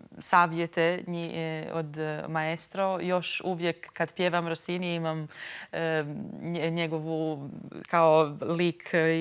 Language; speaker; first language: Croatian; non-native, local second language; Albanian